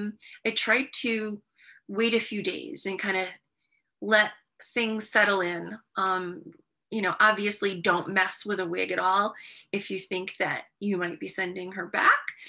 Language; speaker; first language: English; native; English